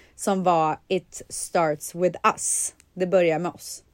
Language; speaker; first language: Swedish; native; Swedish